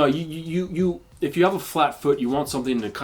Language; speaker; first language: English; native; English